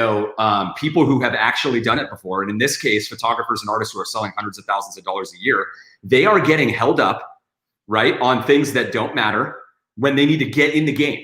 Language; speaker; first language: English; native; English